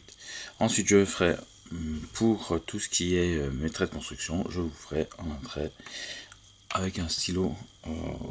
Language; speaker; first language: French; native; French